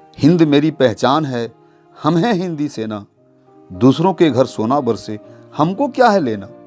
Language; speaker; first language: Hindi; native; Hindi